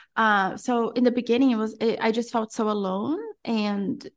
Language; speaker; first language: English; non-native, fluent; Portuguese